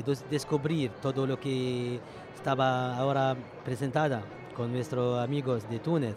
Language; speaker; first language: Spanish; non-native, fluent; Arabic